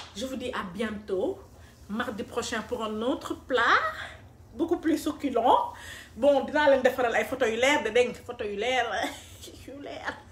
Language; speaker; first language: French; non-native, local second language; Wolof